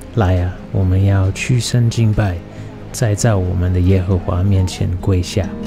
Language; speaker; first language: Chinese; non-native, fluent; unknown